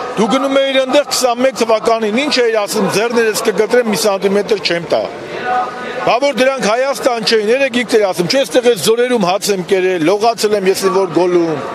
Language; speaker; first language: Armenian; native; Armenian